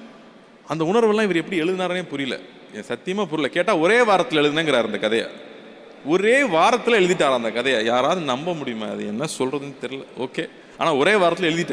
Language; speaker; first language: Tamil; native; Tamil